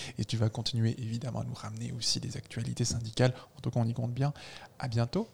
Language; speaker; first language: French; native; French